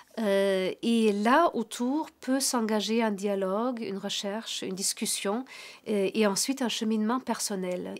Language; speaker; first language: French; non-native, fluent; German